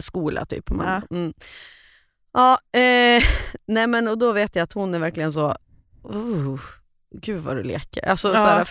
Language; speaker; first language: Swedish; native; Swedish